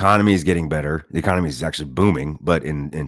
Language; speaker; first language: English; native; English